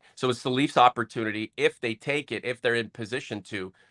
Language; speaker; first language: English; native; English